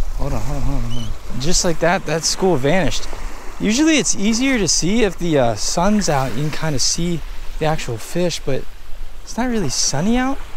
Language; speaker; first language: English; native; English